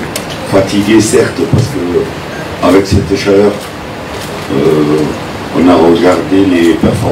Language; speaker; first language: French; native; French